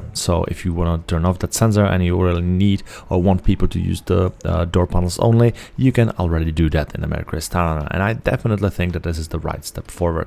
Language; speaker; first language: English; non-native, fluent; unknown